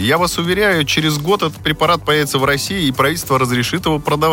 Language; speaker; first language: Russian; native; Russian